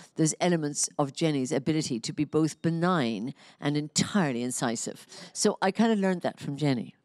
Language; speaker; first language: English; native; English